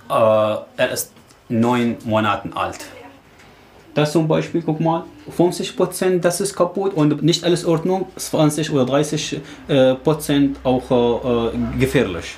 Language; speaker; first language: German; non-native, learner; Arabic